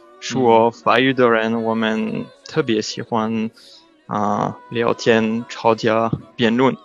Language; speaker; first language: Chinese; non-native, learner; French